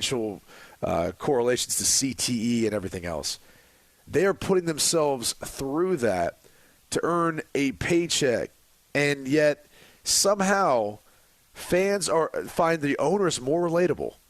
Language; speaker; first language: English; native; English